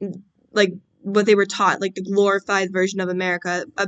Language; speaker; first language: English; native; English